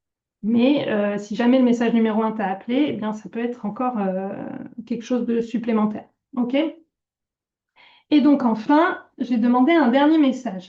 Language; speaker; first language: French; native; French